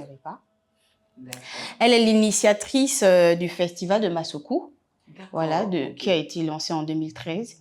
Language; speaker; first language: French; native; French